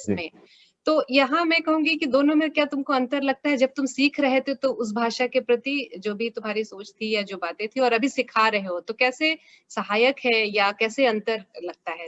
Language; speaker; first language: Hindi; native; Hindi